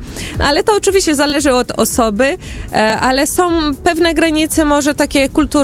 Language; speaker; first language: Polish; early bilingual, heritage; Portuguese